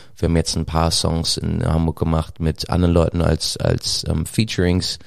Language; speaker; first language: German; native; German